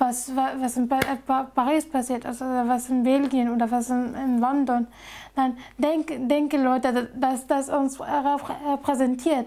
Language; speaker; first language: German; non-native, fluent; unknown